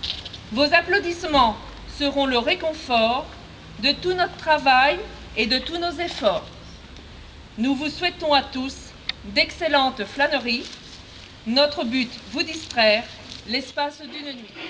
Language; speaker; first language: French; native; French